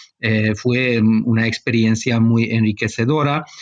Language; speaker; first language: Spanish; non-native, fluent; Hungarian